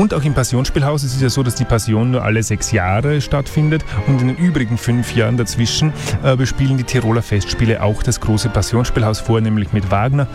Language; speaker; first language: German; native; German